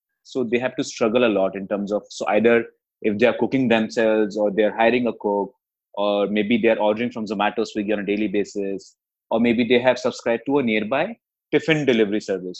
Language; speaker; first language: English; non-native, local second language; Hindi